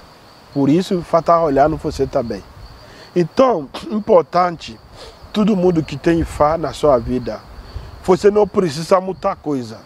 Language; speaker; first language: Portuguese; non-native, learner; Yoruba